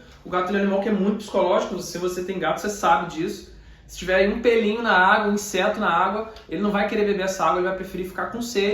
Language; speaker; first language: Portuguese; native; Portuguese